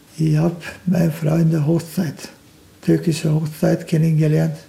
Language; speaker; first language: German; non-native, learner; Turkish